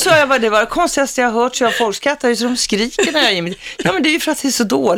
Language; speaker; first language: Swedish; native; Swedish